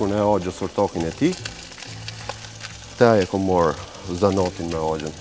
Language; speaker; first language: Albanian; early bilingual, heritage; Albanian